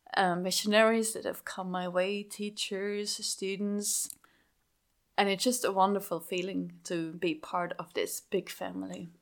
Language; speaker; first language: English; non-native, fluent; Swiss German